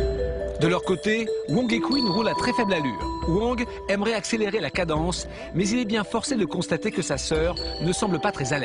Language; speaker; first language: French; native; French